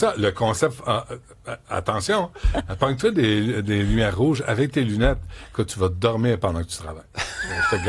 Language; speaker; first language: French; native; French